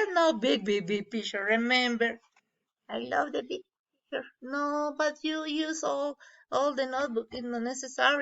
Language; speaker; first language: English; non-native, learner; Spanish